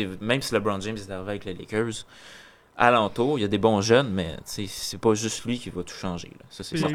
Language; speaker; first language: French; native; French